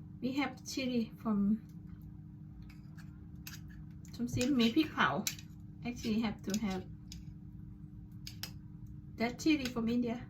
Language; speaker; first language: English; non-native, learner; Thai